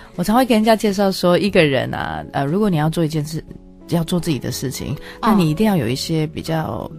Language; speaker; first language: Chinese; non-native, local second language; Amis